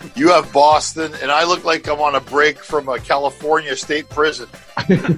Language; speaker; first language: English; native; English